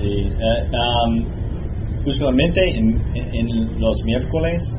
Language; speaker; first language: Spanish; non-native, learner; English